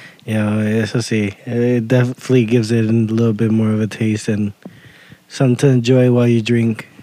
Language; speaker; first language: English; native; English